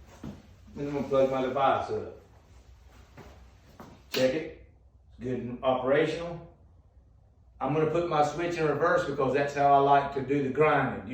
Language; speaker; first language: English; native; English